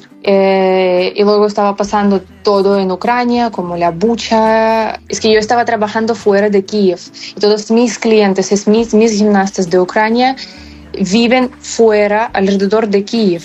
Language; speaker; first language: Spanish; non-native, fluent; Ukrainian